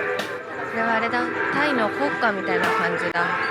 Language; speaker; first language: Japanese; native; Japanese